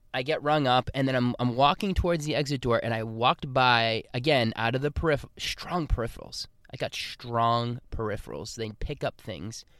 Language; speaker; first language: English; native; English